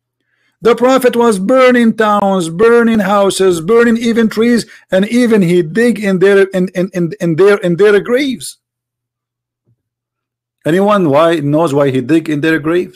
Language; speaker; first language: English; non-native, fluent; Arabic